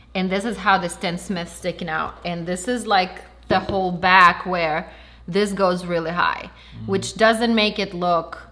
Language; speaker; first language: English; non-native, fluent; Ukrainian